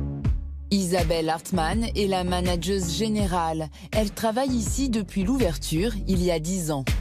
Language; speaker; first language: French; native; French